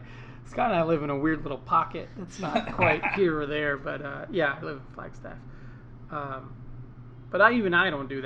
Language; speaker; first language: English; native; English